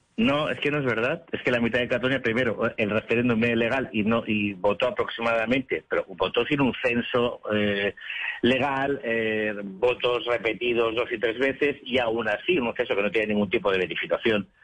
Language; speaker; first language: Spanish; native; Spanish